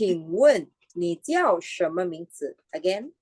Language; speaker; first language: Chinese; non-native, fluent; Filipino